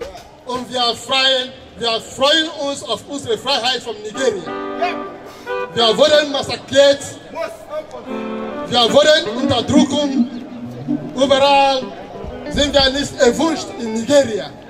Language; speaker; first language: German; non-native, fluent; Igbo